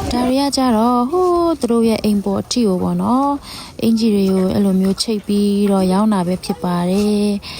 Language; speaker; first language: Burmese; non-native, local second language; Hakha Chin